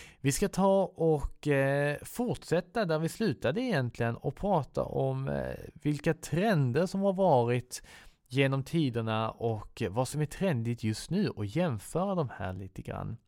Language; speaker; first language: Swedish; native; Swedish